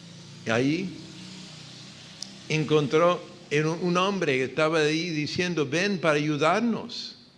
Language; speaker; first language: Spanish; non-native, fluent; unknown